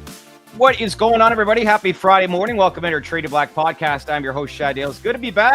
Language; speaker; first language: English; native; English